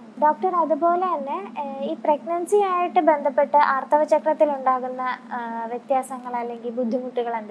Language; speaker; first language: Malayalam; native; Malayalam